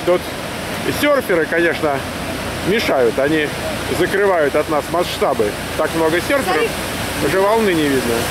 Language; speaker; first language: Russian; native; Russian